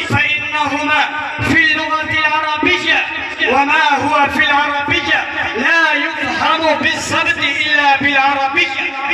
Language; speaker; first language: Arabic; non-native, learner; Urdu